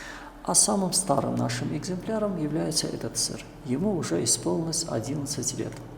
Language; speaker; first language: Russian; native; Russian